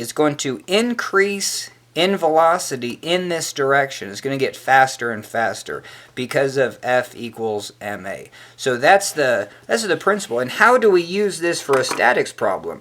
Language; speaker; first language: English; native; English